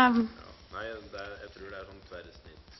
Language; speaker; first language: Norwegian; native; Norwegian